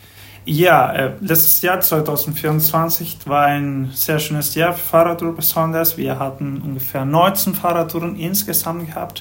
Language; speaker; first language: German; non-native, fluent; Spanish